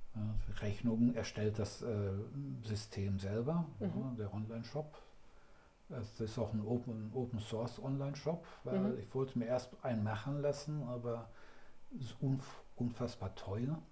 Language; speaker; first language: German; native; German